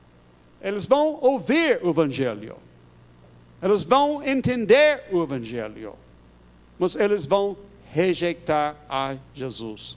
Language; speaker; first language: Portuguese; non-native, fluent; English